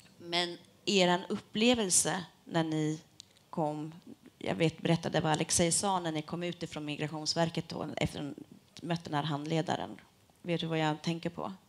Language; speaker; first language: Swedish; native; Swedish